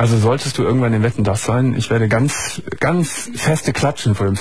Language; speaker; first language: German; native; German